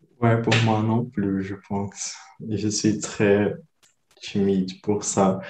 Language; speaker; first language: French; non-native, learner; Portuguese